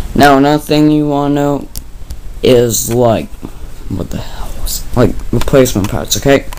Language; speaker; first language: English; native; English